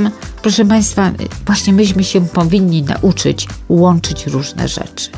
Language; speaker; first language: Polish; native; Polish